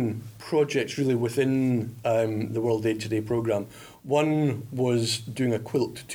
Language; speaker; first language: English; native; English